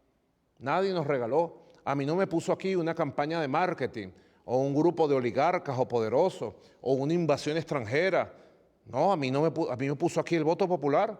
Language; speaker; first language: Spanish; native; Spanish